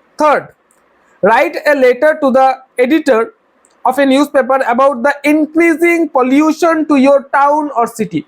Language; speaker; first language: English; non-native, local second language; Bangla